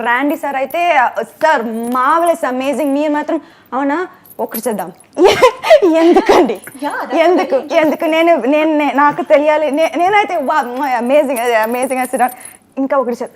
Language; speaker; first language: Telugu; non-native, fluent; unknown